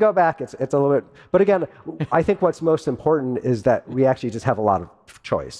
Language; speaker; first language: English; native; English